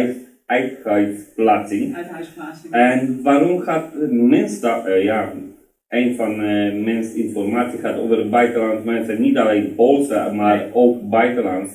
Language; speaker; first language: Dutch; non-native, learner; Polish